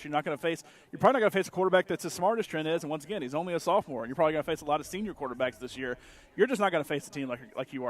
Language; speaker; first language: English; native; English